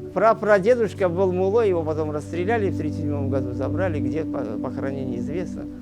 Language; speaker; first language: Russian; non-native, local second language; Crimean Tatar